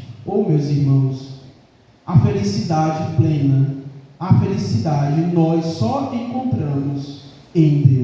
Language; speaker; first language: Portuguese; native; Portuguese